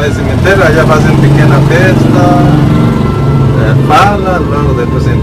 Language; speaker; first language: Portuguese; non-native, learner; Spanish